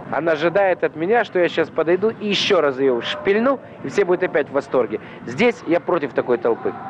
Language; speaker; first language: Russian; native; Russian